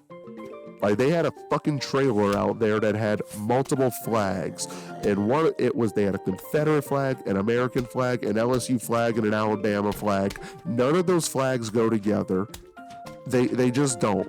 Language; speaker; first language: English; native; English